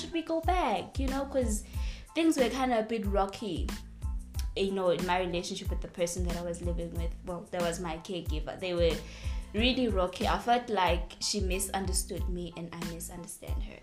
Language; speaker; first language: English; non-native, local second language; Zulu